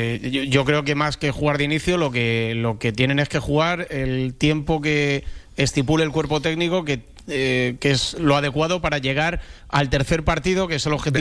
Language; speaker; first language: Spanish; native; Spanish